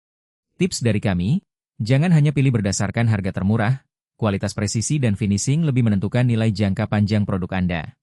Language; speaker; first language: Indonesian; native; Indonesian